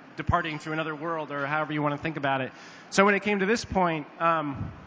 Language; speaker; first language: English; native; English